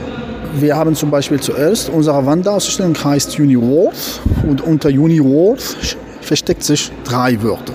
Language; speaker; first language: German; non-native, fluent; Arabic